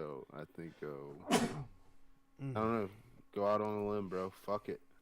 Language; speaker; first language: English; native; English